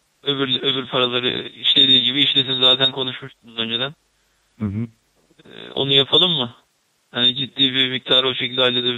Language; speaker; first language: Turkish; native; Turkish